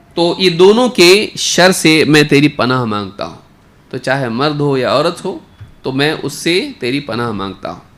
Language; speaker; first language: Urdu; native; Urdu